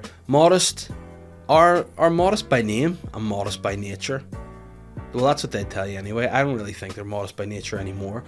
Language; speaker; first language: English; native; English